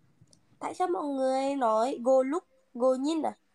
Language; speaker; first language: Vietnamese; non-native, learner; Indonesian